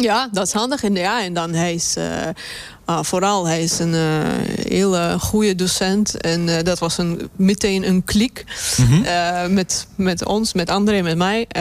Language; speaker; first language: Dutch; non-native, fluent; Russian